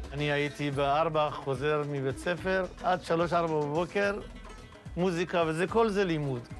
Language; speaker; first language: Hebrew; non-native, fluent; Persian